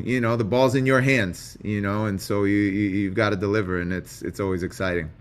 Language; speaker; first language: English; native; English